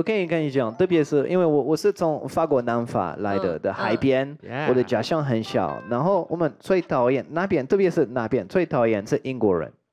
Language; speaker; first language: Chinese; non-native, fluent; French